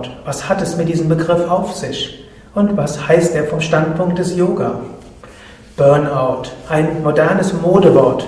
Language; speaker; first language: German; native; German